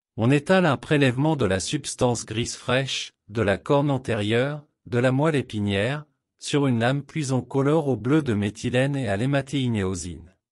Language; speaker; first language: French; non-native, local second language; Wolof